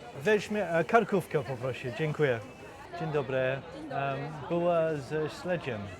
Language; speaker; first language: Polish; non-native, learner; English